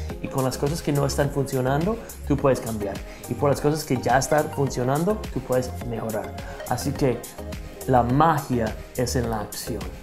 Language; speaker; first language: Spanish; non-native, fluent; English